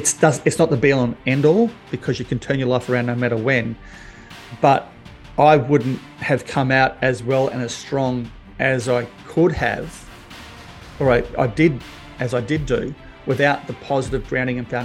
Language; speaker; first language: English; native; English